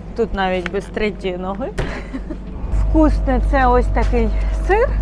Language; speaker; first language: Ukrainian; non-native, local second language; Russian